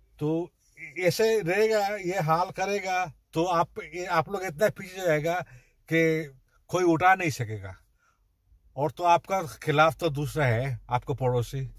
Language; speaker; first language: Hindi; non-native, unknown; Bangla